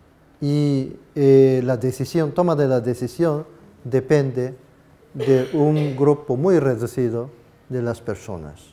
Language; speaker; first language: Spanish; non-native, fluent; Japanese